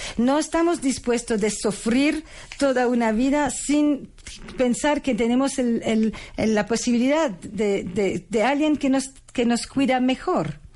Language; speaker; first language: Spanish; non-native, fluent; French